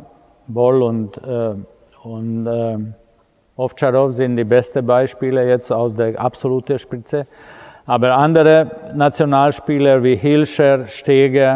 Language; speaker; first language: German; non-native, fluent; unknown